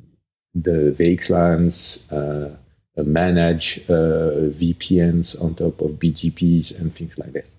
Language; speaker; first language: English; non-native, fluent; French